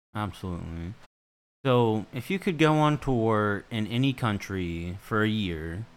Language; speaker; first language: English; native; English